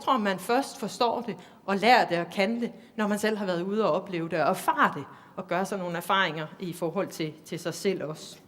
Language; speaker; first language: Danish; native; Danish